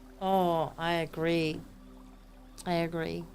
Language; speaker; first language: English; native; English